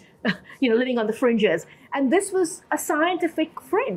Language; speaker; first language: English; non-native, local second language; Urdu